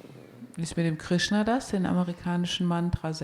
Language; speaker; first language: German; native; German